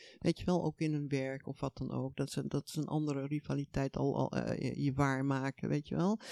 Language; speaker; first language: Dutch; native; Dutch